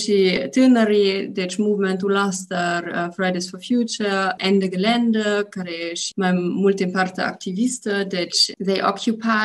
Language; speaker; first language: Romanian; non-native, learner; German